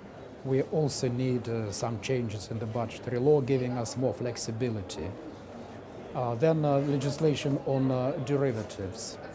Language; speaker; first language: English; non-native, fluent; Russian